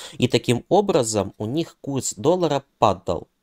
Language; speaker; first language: Russian; non-native, local second language; Ukrainian